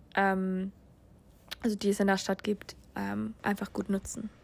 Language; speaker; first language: German; non-native, fluent; English